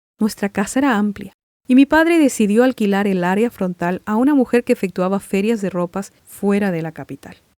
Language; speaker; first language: Spanish; non-native, local second language; Guarani